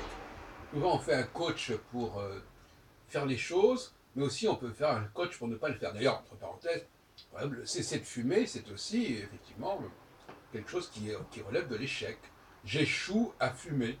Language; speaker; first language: French; native; French